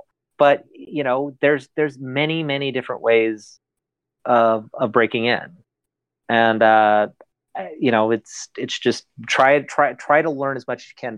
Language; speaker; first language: English; native; English